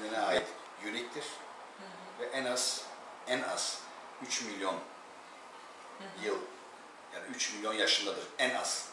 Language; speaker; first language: Turkish; native; Turkish